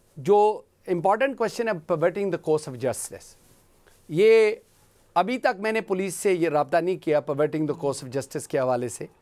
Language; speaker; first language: Urdu; non-native, local second language; Punjabi